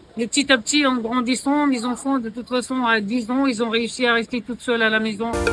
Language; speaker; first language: French; non-native, local second language; Arabic